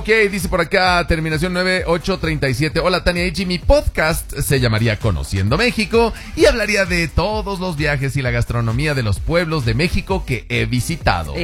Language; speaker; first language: Spanish; native; Spanish